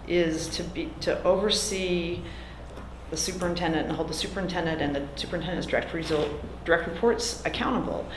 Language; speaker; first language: English; native; English